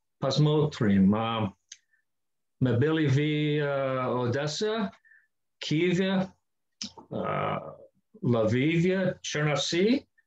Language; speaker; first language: Russian; non-native, learner; English